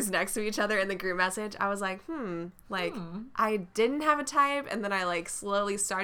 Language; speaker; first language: English; native; English